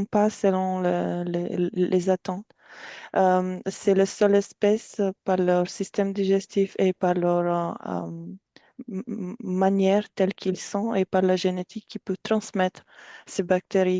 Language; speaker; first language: French; non-native, fluent; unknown